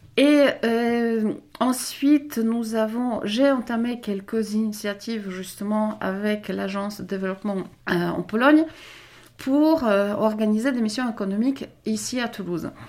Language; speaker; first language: French; non-native, fluent; Polish